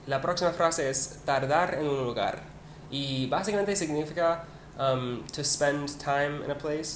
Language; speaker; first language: Spanish; non-native, learner; English